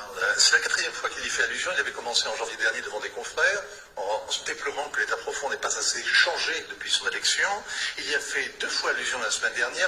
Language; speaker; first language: French; native; French